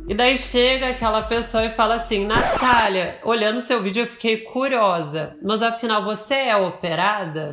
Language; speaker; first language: Portuguese; native; Portuguese